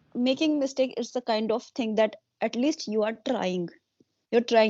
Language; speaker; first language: English; non-native, local second language; Hindi